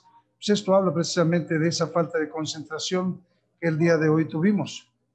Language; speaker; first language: Spanish; native; Spanish